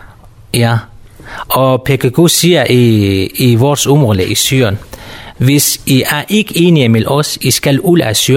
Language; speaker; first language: Danish; non-native, learner; Kurdish